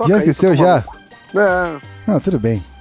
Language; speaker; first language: Portuguese; native; Portuguese